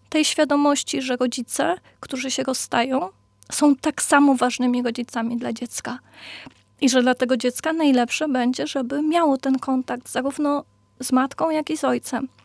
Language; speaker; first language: Polish; native; Polish